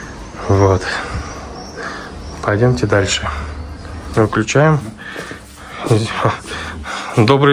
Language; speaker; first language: Russian; native; Russian